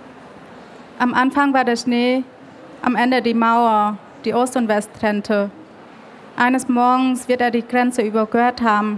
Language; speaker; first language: German; early bilingual, other home language; Vietnamese